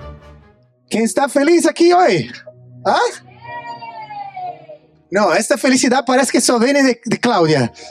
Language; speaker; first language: Spanish; non-native, fluent; Portuguese